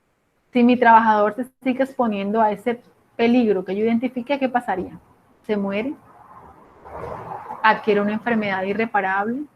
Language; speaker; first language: Spanish; native; Spanish